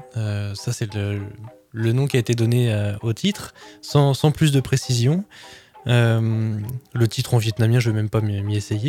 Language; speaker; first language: French; native; French